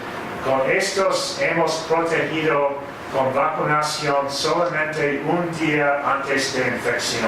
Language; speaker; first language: Spanish; non-native, fluent; English